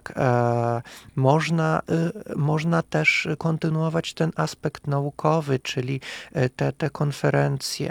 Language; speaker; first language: Polish; non-native, fluent; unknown